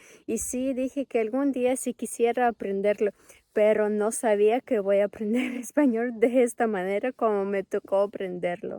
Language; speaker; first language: Spanish; non-native, fluent; Ukrainian